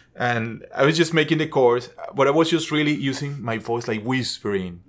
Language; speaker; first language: English; non-native, fluent; Spanish